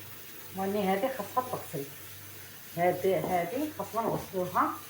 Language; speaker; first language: Arabic; native; Arabic